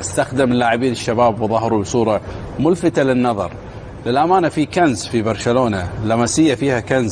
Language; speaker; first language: Arabic; native; Arabic